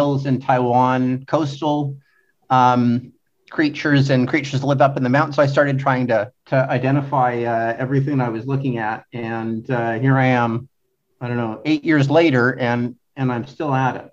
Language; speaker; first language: English; native; English